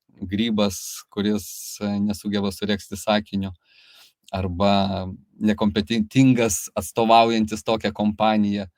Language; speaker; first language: Lithuanian; native; Lithuanian